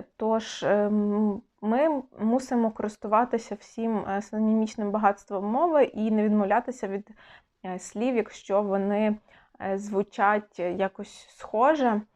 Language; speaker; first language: Ukrainian; native; Ukrainian